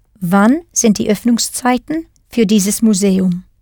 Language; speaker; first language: German; non-native, fluent; English